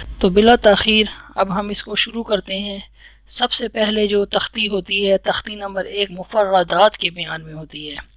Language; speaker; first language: Urdu; native; Urdu